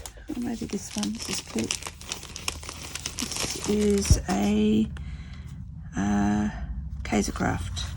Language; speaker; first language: English; native; English